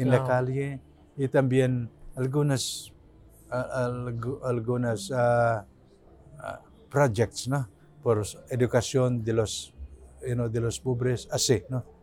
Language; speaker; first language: Spanish; non-native, learner; Cebuano